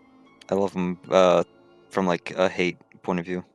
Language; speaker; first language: English; native; English